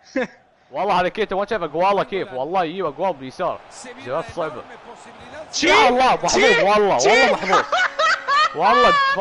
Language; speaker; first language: Arabic; native; Arabic